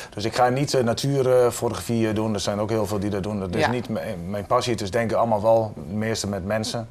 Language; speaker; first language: Dutch; native; Dutch